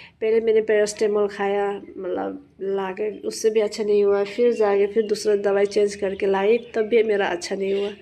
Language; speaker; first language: Hindi; non-native, local second language; Nepali